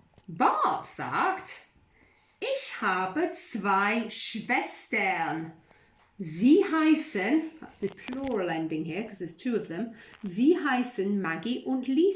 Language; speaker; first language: German; non-native, fluent; English